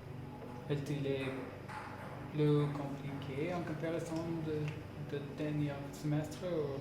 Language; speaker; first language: French; non-native, learner; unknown